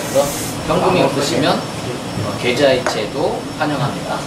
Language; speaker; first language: Korean; native; Korean